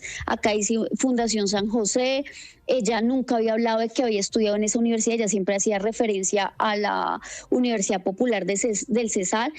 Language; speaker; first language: Spanish; native; Spanish